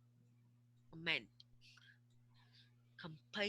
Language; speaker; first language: English; non-native, learner; Vietnamese